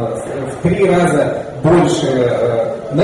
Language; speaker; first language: Russian; native; Russian